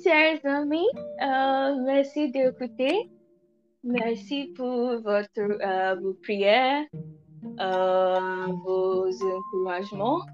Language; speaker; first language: French; non-native, learner; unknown